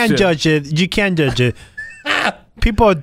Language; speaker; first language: English; native; English